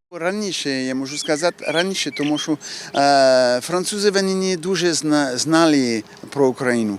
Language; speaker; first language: Ukrainian; non-native, learner; French